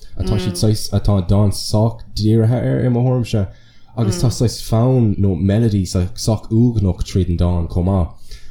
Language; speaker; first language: Irish; non-native, local second language; English